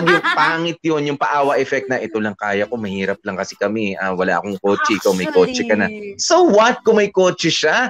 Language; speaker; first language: Filipino; native; Filipino